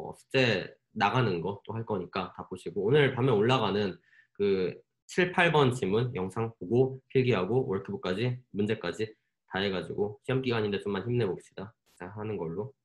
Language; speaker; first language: Korean; native; Korean